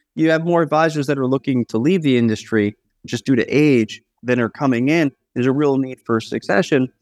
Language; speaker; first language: English; native; English